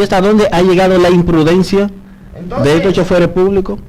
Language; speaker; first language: Spanish; native; Spanish